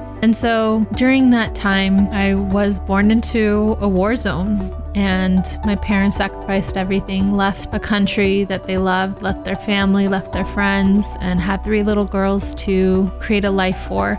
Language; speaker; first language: English; native; English